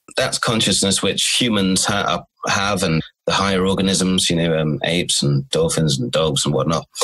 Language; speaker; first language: English; native; English